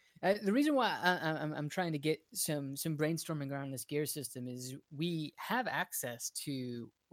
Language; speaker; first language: English; native; English